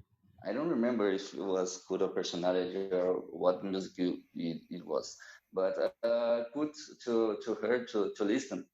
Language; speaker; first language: English; non-native, fluent; Portuguese